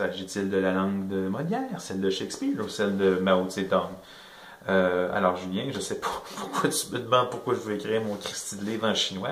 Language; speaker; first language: French; native; French